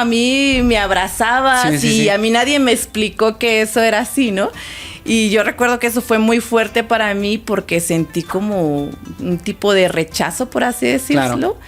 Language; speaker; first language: Spanish; native; Spanish